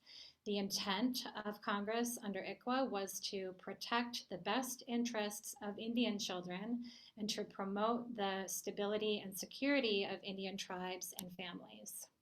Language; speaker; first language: English; native; English